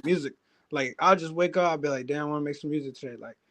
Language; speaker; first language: English; native; English